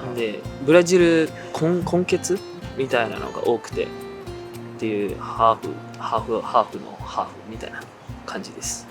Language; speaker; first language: Japanese; early bilingual, other home language; Portuguese